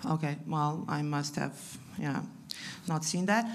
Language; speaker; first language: English; non-native, fluent; Italian